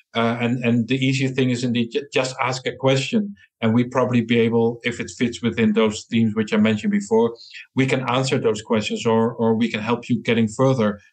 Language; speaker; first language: English; non-native, fluent; Dutch